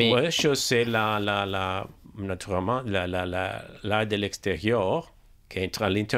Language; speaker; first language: French; non-native, learner; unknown